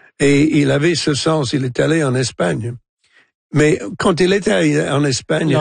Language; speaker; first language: French; non-native, local second language; English